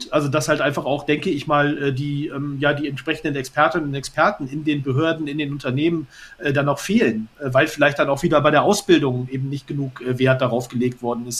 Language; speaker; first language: German; native; German